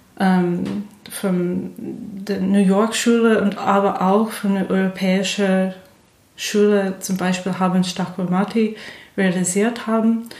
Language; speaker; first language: German; non-native, fluent; English